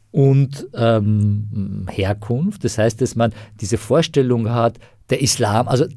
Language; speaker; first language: German; non-native, fluent; Persian